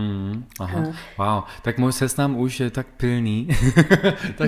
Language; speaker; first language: Czech; non-native, learner; German